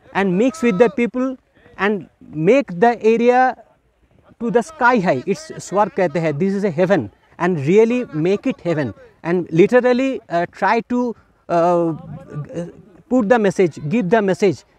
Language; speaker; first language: Hindi; non-native, local second language; Bangla